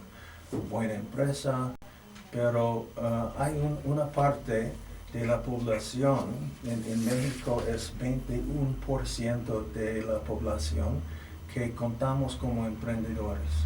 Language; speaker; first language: Spanish; non-native, fluent; English